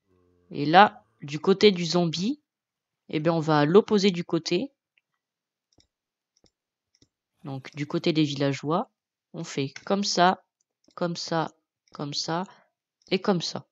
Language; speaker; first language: French; native; French